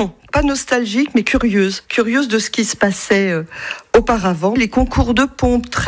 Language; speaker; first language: French; native; French